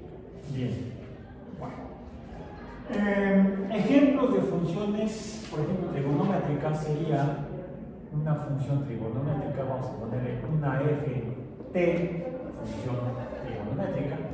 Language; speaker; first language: Spanish; native; Spanish